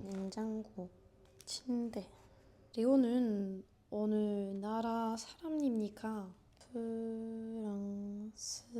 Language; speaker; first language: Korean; non-native, learner; French